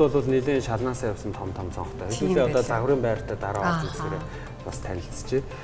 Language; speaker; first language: Mongolian; native; Mongolian